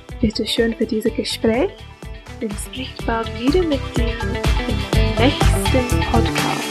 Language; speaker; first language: German; non-native, learner; English